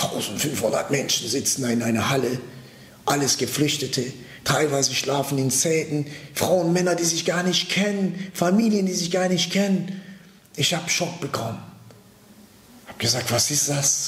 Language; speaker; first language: German; early bilingual, other home language; Turkish